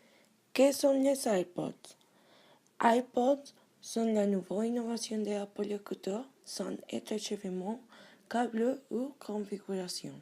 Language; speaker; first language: French; non-native, learner; Spanish